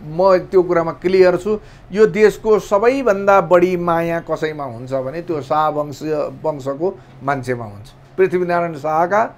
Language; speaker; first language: Nepali; native; Nepali